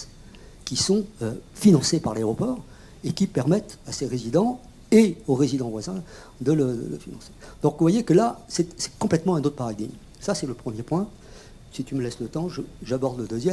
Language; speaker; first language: French; native; French